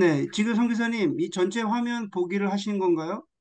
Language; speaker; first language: Korean; native; Korean